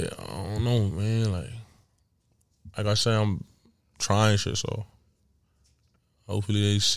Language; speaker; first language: English; native; English